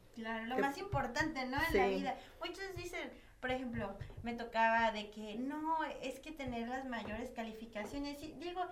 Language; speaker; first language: Spanish; native; Spanish